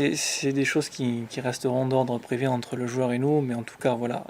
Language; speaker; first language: French; native; French